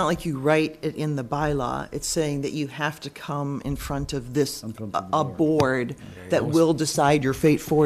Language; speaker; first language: English; native; English